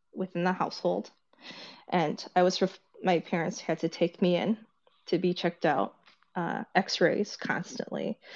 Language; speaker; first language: English; early bilingual, other home language; Korean